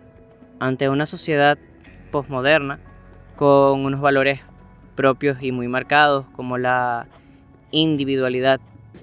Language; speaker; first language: Spanish; native; Spanish